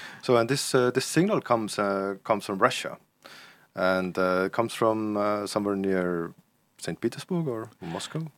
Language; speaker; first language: English; non-native, fluent; Estonian